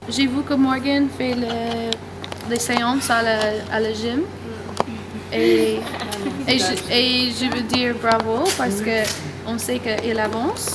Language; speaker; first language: French; non-native, learner; English